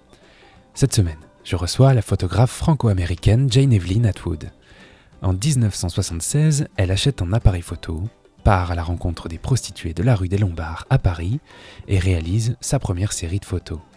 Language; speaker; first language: French; native; French